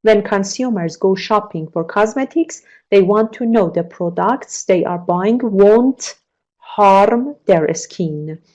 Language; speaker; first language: English; non-native, fluent; Persian